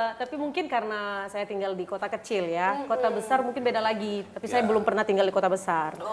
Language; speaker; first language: Indonesian; native; Indonesian